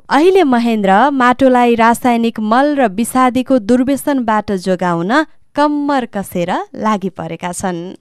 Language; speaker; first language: Nepali; native; Nepali